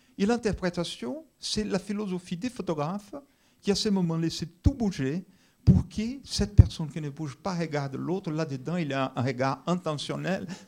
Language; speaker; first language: French; non-native, fluent; Portuguese